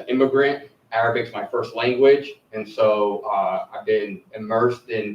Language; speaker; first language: English; early bilingual, other home language; Arabic